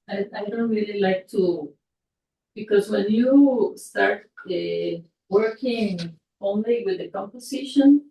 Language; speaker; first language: English; non-native, fluent; Spanish